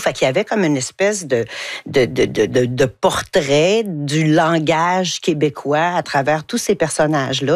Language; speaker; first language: French; native; French